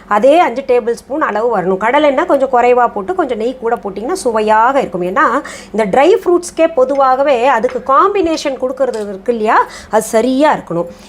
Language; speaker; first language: Tamil; non-native, fluent; Hindi